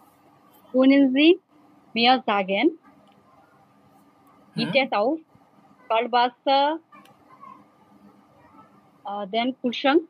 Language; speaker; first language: German; non-native, learner; Bangla